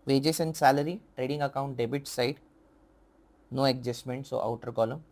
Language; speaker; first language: English; non-native, local second language; Marathi